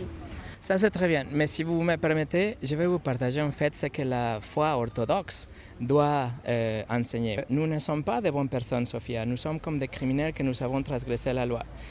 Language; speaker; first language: French; non-native, fluent; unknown